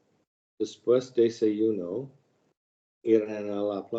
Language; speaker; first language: Spanish; non-native, learner; English